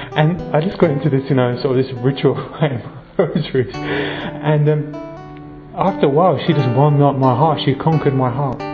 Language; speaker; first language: English; native; English